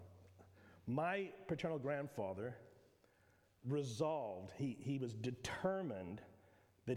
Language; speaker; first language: English; native; English